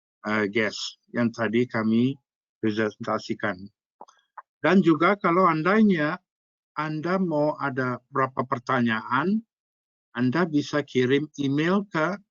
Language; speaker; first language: Indonesian; non-native, fluent; English